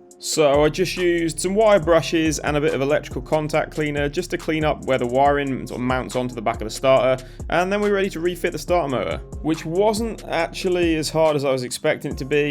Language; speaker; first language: English; native; English